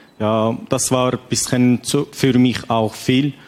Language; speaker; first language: German; non-native, learner; Persian